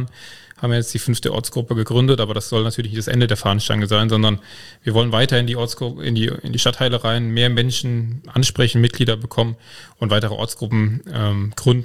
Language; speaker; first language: German; native; German